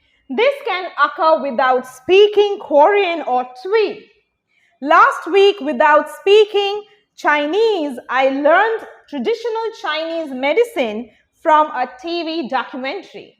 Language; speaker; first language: English; non-native, local second language; Bangla